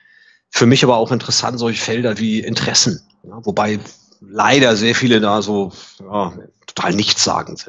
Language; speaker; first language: German; native; German